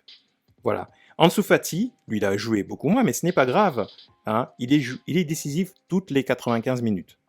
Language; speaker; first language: French; native; French